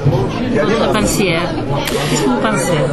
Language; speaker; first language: French; non-native, learner; Spanish